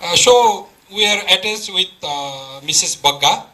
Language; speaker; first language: English; non-native, local second language; Nepali